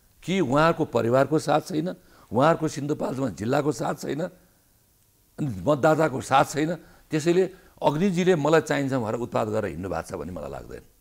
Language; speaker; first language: Nepali; native; Nepali